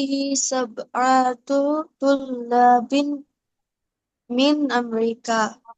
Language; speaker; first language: Arabic; non-native, learner; Bangla